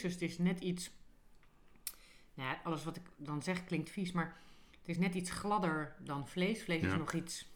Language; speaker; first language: Dutch; native; Dutch